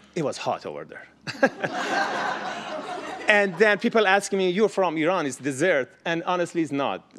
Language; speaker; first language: English; non-native, learner; Persian